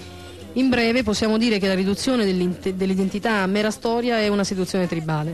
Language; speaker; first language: Italian; native; Italian